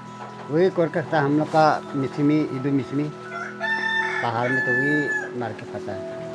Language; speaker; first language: Hindi; non-native, local second language; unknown